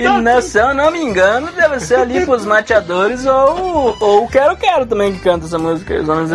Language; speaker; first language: Portuguese; native; Portuguese